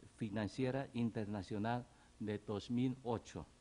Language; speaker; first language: Spanish; non-native, fluent; Chinese